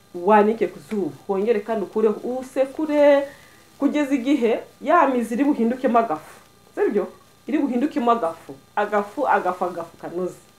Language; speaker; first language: Kinyarwanda; early bilingual, heritage; Kinyarwanda